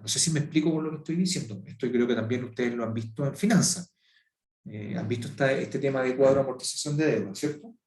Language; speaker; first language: Spanish; native; Spanish